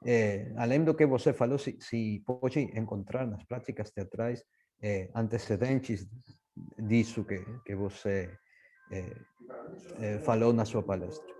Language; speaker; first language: Portuguese; non-native, fluent; Spanish